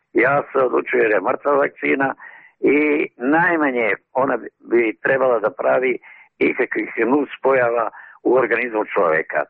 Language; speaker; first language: Serbian; native; Serbian